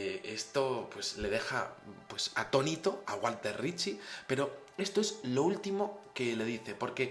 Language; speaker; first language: Spanish; native; Spanish